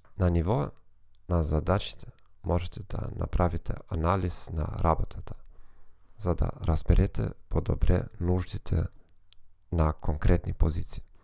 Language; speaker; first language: Bulgarian; non-native, fluent; German